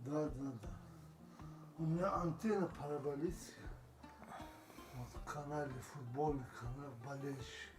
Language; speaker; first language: Russian; non-native, local second language; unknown